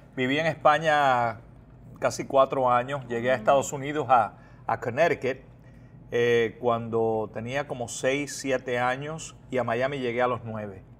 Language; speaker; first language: Spanish; native; Spanish